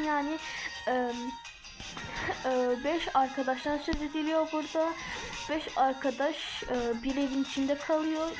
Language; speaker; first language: Turkish; non-native, local second language; Azerbaijani